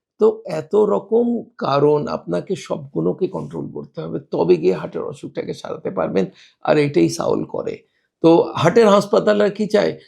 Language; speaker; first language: Bangla; non-native, local second language; Hindi